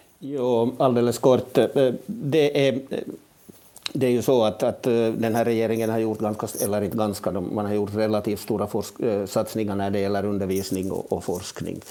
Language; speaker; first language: Swedish; native; Swedish